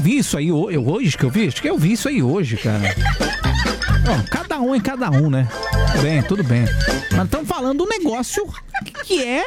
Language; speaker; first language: Portuguese; native; Portuguese